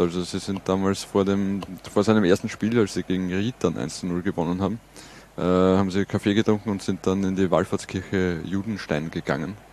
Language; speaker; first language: German; native; German